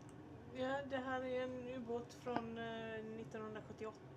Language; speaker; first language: Swedish; native; Swedish